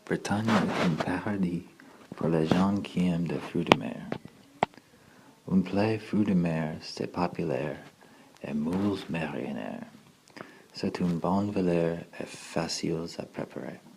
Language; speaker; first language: French; non-native, learner; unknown